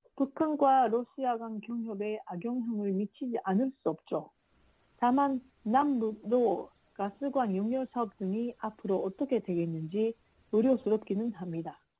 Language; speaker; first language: Korean; native; Korean